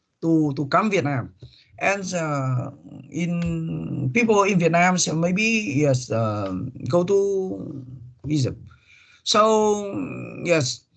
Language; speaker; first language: English; non-native, learner; Vietnamese